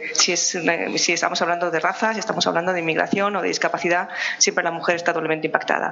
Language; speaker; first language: Spanish; native; Spanish